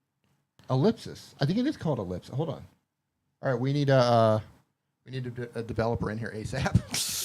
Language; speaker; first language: English; native; English